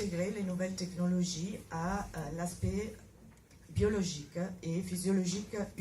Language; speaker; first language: French; non-native, fluent; Italian